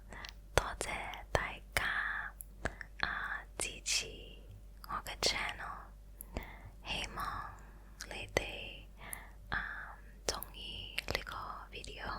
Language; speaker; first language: Cantonese; non-native, local second language; Chinese